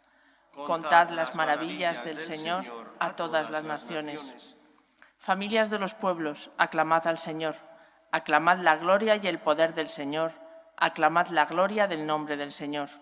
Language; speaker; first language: Spanish; native; Spanish